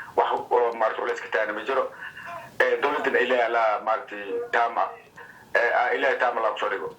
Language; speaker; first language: Somali; native; Somali